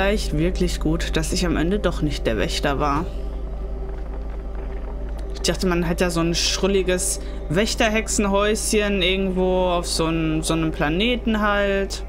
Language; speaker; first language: German; native; German